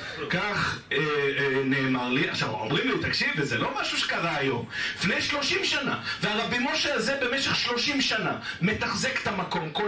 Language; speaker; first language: Hebrew; native; Hebrew